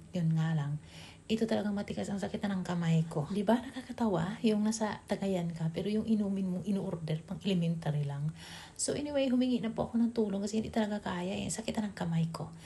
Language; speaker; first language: Filipino; native; Filipino